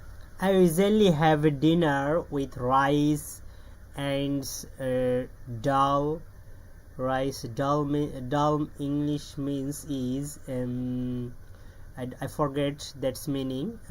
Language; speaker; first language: English; non-native, learner; Bangla